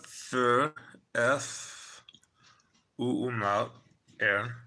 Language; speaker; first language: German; non-native, fluent; English